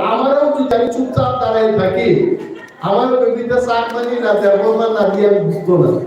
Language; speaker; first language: Bangla; non-native, local second language; Kok Borok